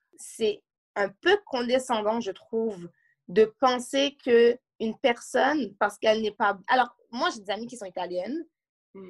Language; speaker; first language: French; native; French